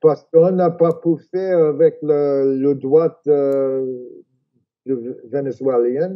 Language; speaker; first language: French; non-native, fluent; English